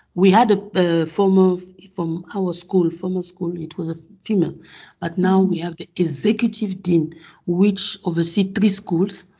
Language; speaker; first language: English; non-native, fluent; French